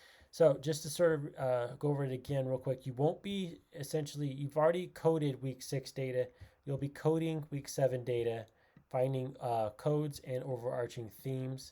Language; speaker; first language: English; native; English